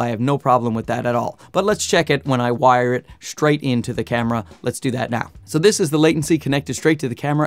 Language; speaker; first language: English; native; English